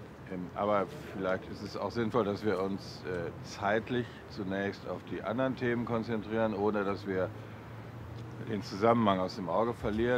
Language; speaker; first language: German; native; German